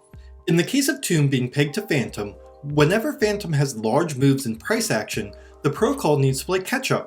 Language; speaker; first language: English; native; English